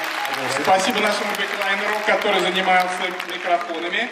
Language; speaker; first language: Russian; native; Russian